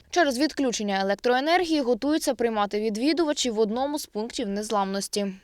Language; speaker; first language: Ukrainian; native; Ukrainian